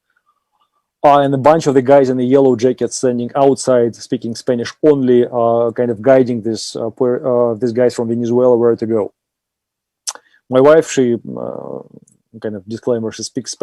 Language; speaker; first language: English; non-native, fluent; German